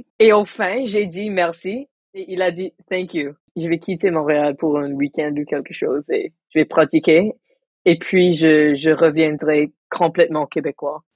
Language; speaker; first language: French; non-native, local second language; English